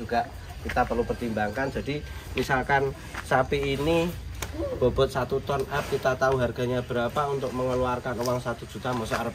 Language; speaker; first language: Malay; non-native, local second language; Javanese